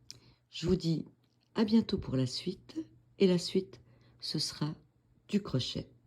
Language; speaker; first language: French; native; French